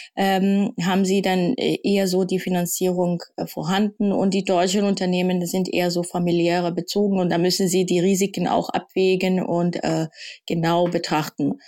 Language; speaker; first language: German; non-native, fluent; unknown